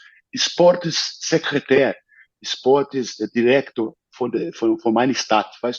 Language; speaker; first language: German; non-native, fluent; Portuguese